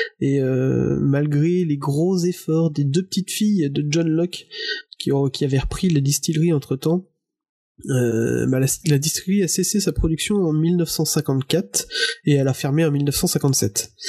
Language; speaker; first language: French; native; French